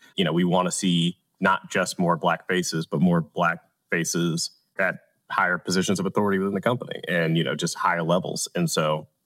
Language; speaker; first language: English; native; English